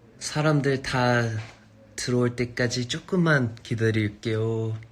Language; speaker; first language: Korean; non-native, fluent; English